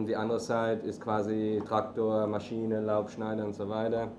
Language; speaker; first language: German; early bilingual, heritage; English